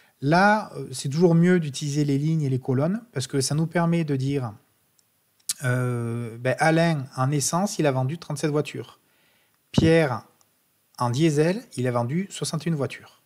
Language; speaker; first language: French; native; French